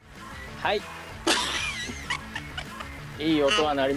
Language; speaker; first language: Japanese; native; Japanese